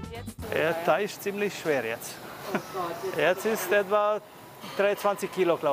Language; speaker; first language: German; non-native, learner; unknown